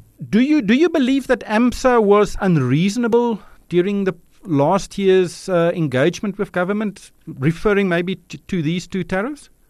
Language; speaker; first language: English; non-native, local second language; Afrikaans